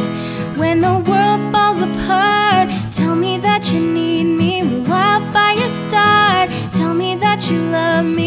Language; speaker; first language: English; native; English